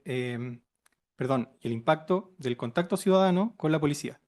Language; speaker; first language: Spanish; native; Spanish